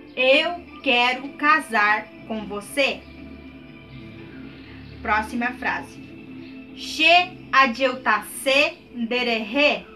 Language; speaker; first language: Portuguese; non-native, local second language; Guarani